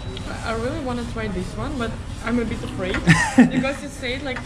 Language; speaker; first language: English; non-native, learner; Ukrainian